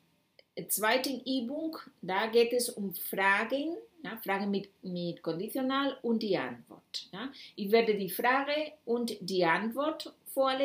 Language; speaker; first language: German; non-native, fluent; Spanish